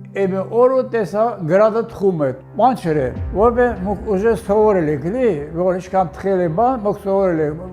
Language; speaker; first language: Armenian; native; Armenian